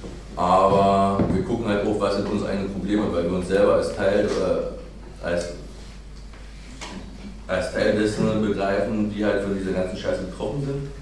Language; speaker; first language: German; native; German